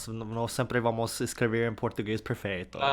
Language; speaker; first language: Portuguese; non-native, fluent; English